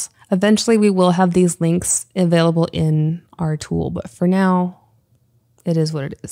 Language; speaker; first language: English; native; English